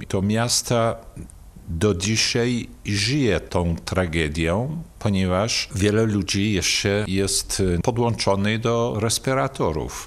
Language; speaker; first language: Polish; non-native, fluent; Kurdish